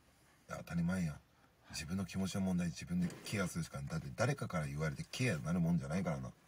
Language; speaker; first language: Japanese; native; Japanese